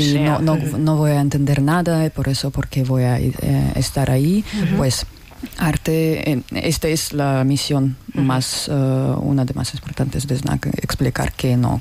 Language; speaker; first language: Spanish; non-native, learner; Russian